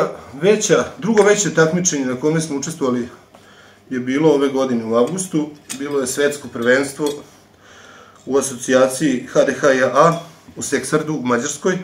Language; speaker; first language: Serbian; native; Serbian